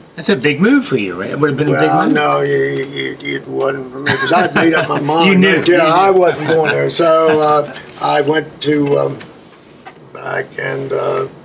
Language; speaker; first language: English; native; English